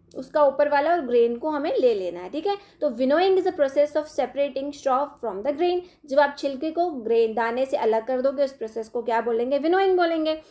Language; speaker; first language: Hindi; non-native, local second language; Dogri